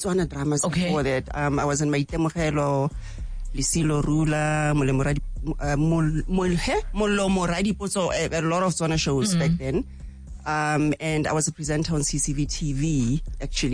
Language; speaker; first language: English; non-native, local second language; Tswana